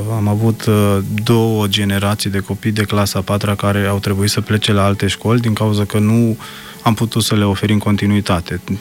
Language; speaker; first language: Romanian; early bilingual, heritage; Romanian